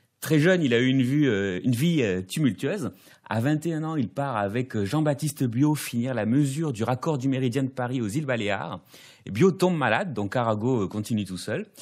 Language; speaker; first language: French; native; French